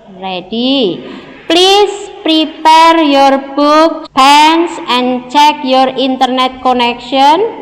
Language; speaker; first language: English; non-native, learner; Indonesian